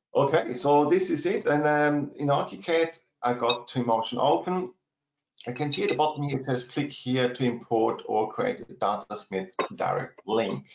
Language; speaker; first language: English; non-native, fluent; German